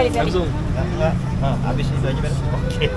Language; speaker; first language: Indonesian; native; Indonesian